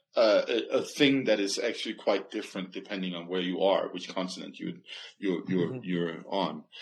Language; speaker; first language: English; non-native, fluent; Danish